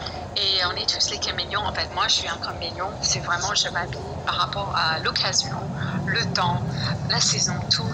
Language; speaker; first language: French; non-native, fluent; English